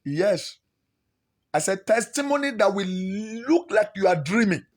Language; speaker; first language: English; non-native, local second language; Yoruba